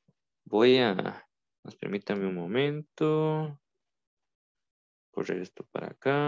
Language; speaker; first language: Spanish; native; Spanish